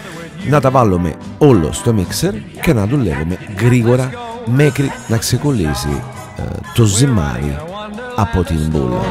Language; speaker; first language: Greek; non-native, learner; Italian